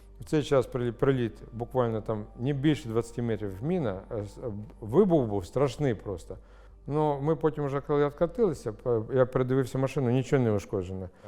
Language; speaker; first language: Ukrainian; non-native, local second language; Russian